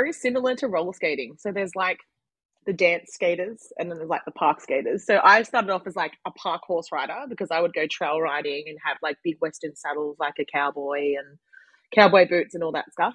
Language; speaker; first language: English; native; English